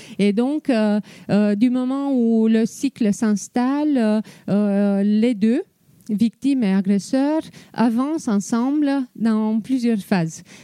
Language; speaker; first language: French; non-native, fluent; Romanian